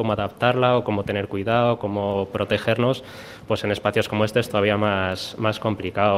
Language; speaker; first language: Spanish; native; Spanish